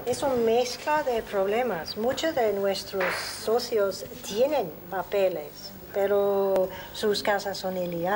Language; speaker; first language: Spanish; non-native, learner; English